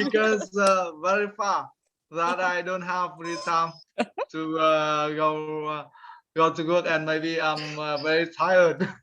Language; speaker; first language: English; non-native, learner; Vietnamese